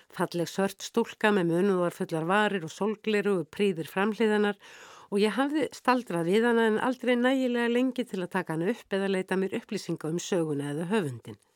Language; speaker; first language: Icelandic; native; Icelandic